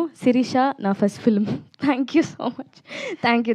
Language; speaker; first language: Telugu; non-native, learner; Tamil